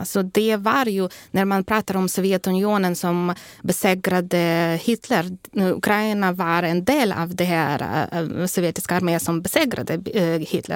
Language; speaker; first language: Swedish; non-native, fluent; Ukrainian